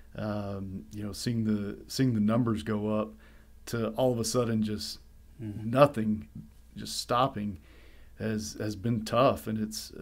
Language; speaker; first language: English; native; English